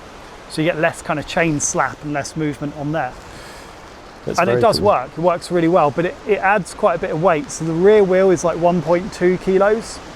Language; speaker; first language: English; native; English